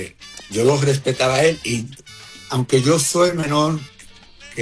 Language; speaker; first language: Spanish; early bilingual, heritage; Spanish